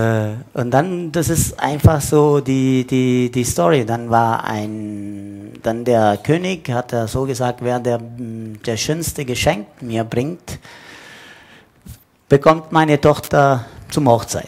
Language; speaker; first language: German; non-native, fluent; Italian